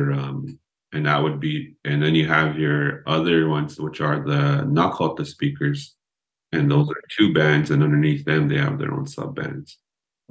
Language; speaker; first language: English; early bilingual, other home language; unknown